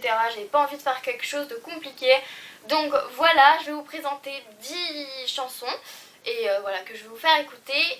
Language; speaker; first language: French; native; French